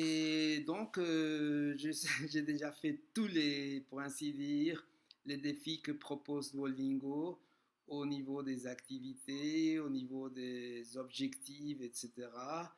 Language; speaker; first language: French; non-native, fluent; Spanish